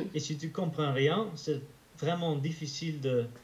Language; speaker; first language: French; non-native, learner; Dutch